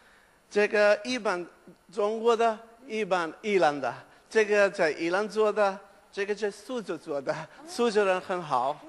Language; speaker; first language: Chinese; non-native, learner; Persian